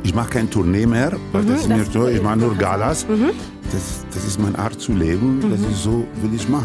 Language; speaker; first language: German; non-native, fluent; Spanish